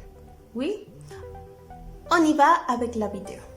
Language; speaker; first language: French; non-native, fluent; Spanish